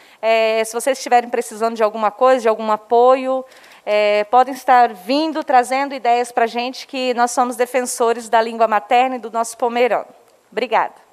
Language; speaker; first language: Portuguese; non-native, local second language; Low German